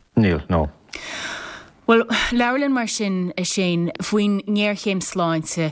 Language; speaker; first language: Irish; native; Irish